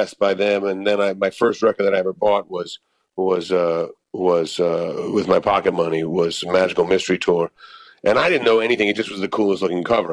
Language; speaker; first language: English; native; English